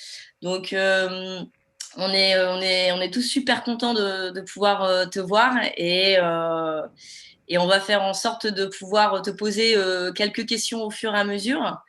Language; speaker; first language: French; native; French